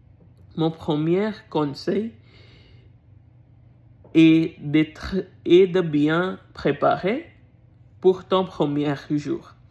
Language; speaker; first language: French; non-native, learner; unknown